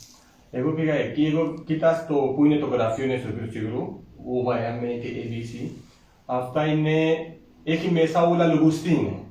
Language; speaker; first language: Greek; non-native, learner; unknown